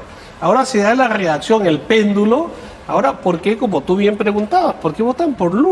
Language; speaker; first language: Spanish; native; Spanish